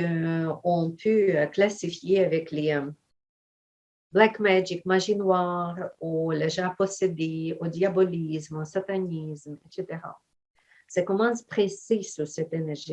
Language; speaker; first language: French; non-native, fluent; Ukrainian